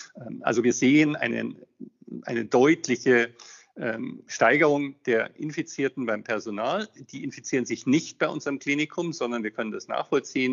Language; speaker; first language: German; native; German